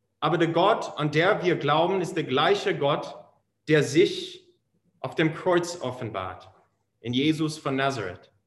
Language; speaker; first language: German; non-native, fluent; English